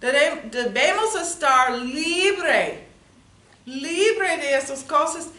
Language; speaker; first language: Spanish; non-native, learner; English